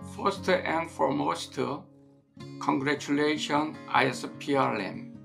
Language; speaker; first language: English; non-native, fluent; Korean